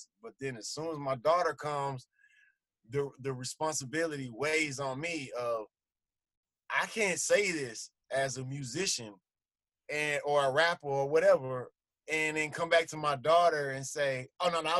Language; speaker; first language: English; native; English